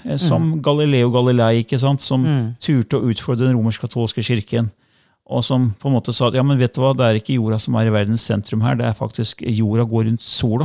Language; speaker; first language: Norwegian; native; Norwegian